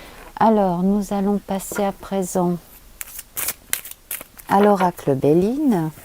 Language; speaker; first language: French; native; French